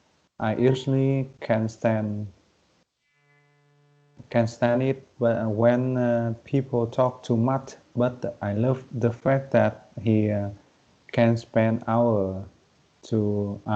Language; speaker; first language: English; non-native, learner; Vietnamese